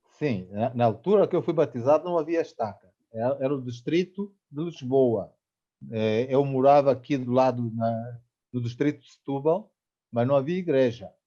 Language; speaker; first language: Portuguese; native; Portuguese